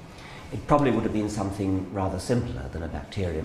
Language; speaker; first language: English; native; English